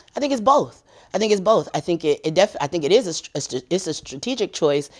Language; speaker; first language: English; native; English